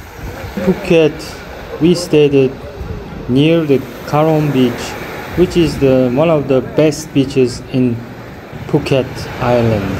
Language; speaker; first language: English; non-native, fluent; Mongolian